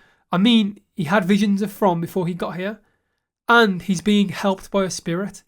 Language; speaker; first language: English; native; English